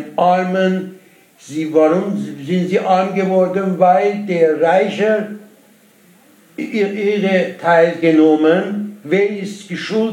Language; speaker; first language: German; non-native, learner; Persian